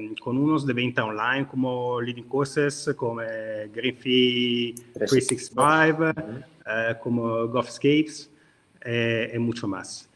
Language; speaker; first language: Spanish; non-native, learner; Italian